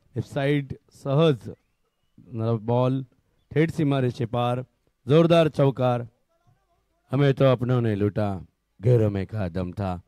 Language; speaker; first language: Hindi; non-native, local second language; Marathi